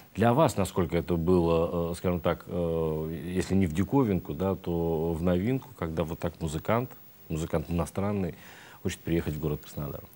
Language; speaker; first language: Russian; native; Russian